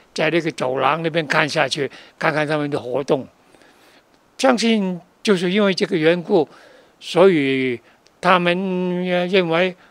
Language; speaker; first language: Chinese; non-native, local second language; Cantonese